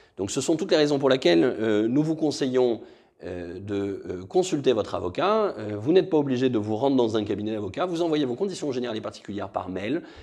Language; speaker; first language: French; native; French